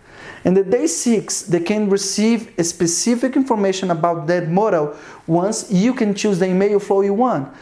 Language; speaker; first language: English; non-native, fluent; Portuguese